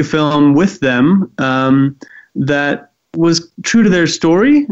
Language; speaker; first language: English; native; English